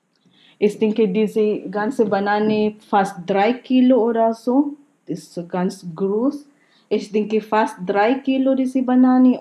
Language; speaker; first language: German; non-native, learner; Filipino